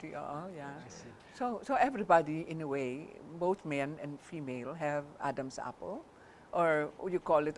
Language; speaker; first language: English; non-native, local second language; Filipino